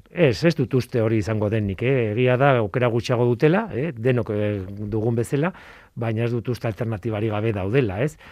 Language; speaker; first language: Basque; non-native, local second language; Spanish